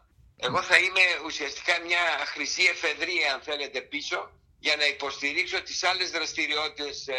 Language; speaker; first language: Greek; native; Greek